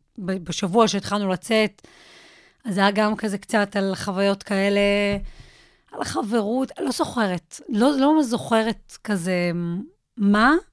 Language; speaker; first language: Hebrew; native; Hebrew